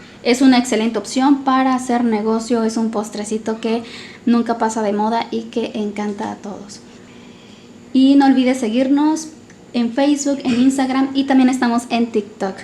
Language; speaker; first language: Spanish; native; Spanish